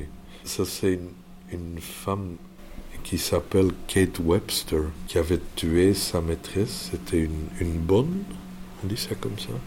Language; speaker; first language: French; non-native, local second language; Dutch